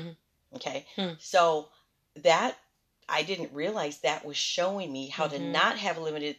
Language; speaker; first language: English; early bilingual, other home language; Spanish